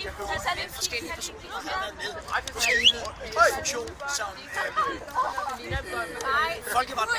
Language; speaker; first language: Danish; native; Danish